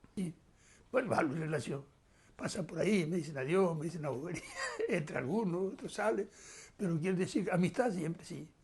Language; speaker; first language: Spanish; native; Spanish